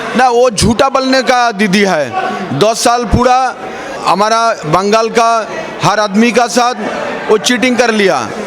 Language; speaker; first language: Hindi; non-native, local second language; Bangla